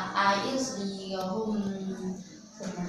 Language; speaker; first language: English; non-native, learner; Vietnamese